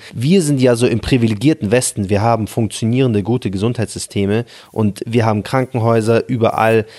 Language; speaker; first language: German; early bilingual, other home language; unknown